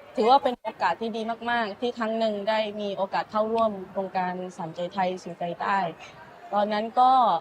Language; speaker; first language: Thai; non-native, local second language; Malay